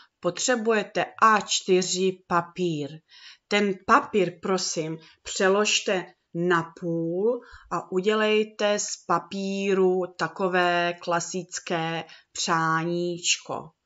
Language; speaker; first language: Czech; early bilingual, heritage; Czech